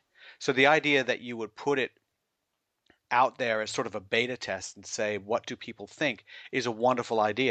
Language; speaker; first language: English; native; English